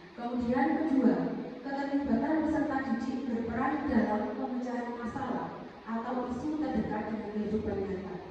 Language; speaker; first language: Indonesian; native; Indonesian